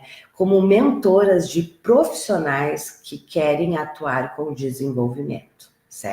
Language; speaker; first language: Portuguese; native; Portuguese